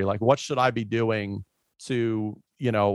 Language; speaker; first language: English; native; English